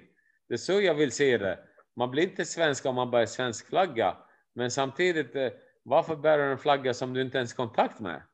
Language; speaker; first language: Swedish; non-native, fluent; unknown